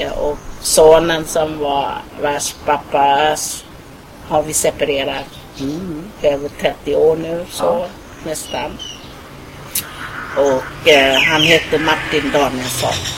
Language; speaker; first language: Swedish; non-native, fluent; Thai